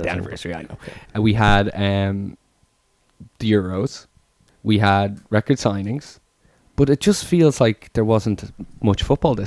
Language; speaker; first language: English; native; English